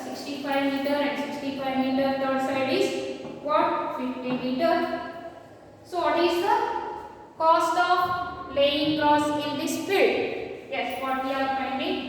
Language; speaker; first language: English; non-native, local second language; Kannada